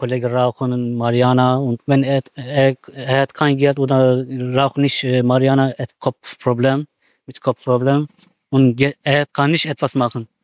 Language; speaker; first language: German; non-native, learner; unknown